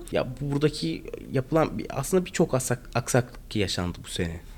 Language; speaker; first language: Turkish; non-native, fluent; Arabic